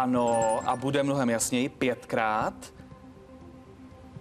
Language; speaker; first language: Czech; native; Czech